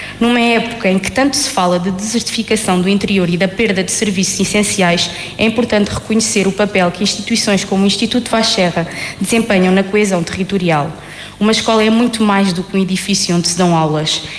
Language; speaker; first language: Portuguese; native; Portuguese